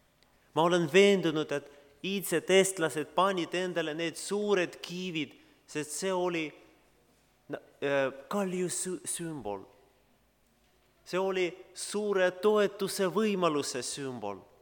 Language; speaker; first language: Estonian; non-native, learner; Russian